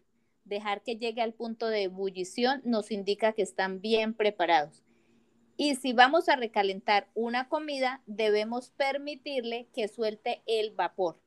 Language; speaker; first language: Spanish; native; Spanish